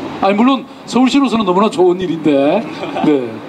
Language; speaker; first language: Korean; native; Korean